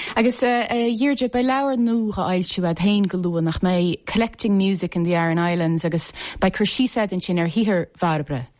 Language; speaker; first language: Irish; native; Irish